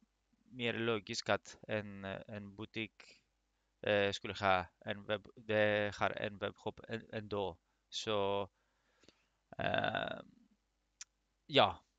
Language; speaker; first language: Swedish; non-native, fluent; Greek